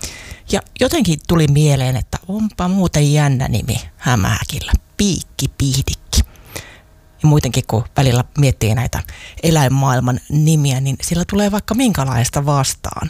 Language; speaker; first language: Finnish; native; Finnish